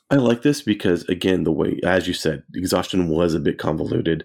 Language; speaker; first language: English; native; English